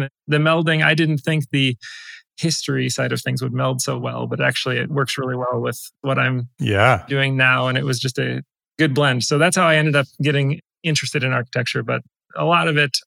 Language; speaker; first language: English; native; English